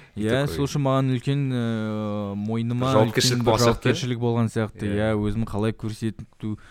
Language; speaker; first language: Kazakh; non-native, local second language; Russian